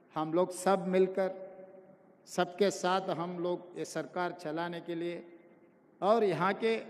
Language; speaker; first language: Hindi; non-native, local second language; Telugu